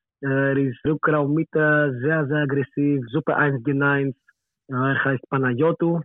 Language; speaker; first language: German; non-native, learner; Greek